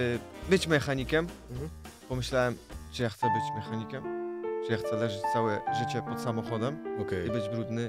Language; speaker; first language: Polish; early bilingual, other home language; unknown